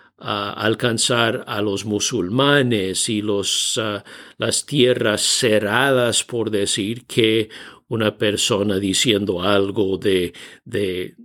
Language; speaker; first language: Spanish; non-native, fluent; English